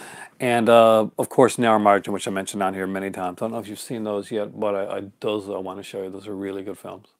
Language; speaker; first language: English; native; English